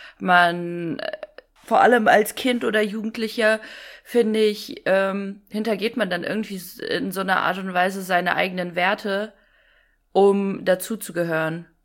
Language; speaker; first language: German; early bilingual, other home language; Polish